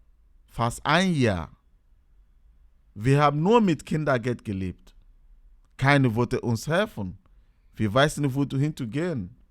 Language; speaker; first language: German; non-native, learner; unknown